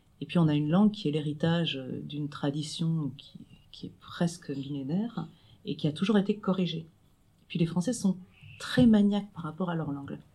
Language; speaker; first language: French; native; French